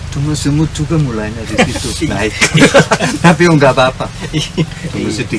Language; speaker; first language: Indonesian; non-native, fluent; German